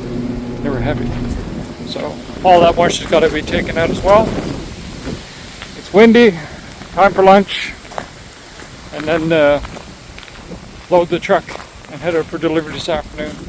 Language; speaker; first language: English; native; English